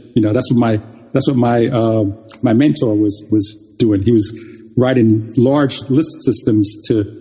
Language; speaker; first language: English; early bilingual, other home language; Jamaican Creole English